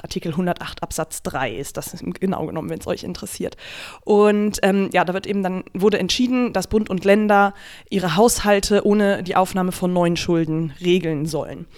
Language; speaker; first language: German; native; German